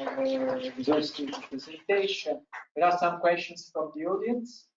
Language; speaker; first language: English; non-native, fluent; Italian